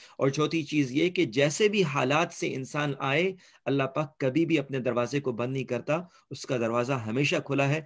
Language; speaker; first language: Urdu; early bilingual, heritage; Urdu